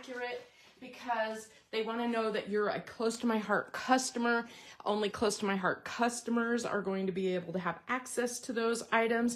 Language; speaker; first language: English; native; English